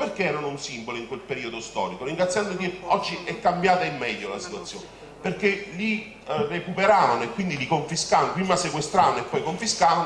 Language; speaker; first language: Italian; native; Italian